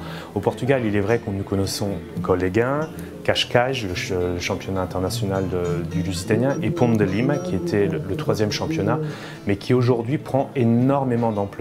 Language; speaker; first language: French; non-native, fluent; Portuguese